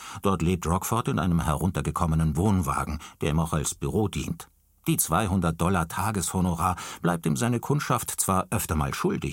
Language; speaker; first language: German; native; German